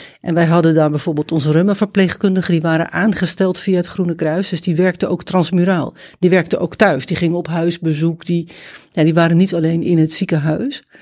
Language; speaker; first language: Dutch; native; Dutch